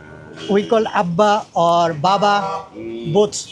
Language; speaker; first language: English; non-native, learner; Bangla